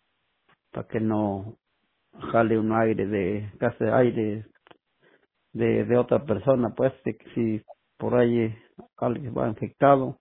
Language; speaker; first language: Spanish; native; Spanish